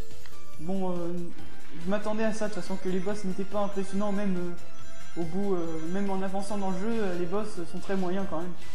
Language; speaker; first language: French; native; French